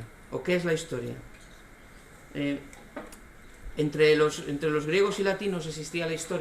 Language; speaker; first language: Spanish; native; Spanish